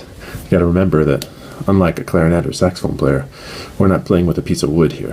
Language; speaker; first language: English; native; English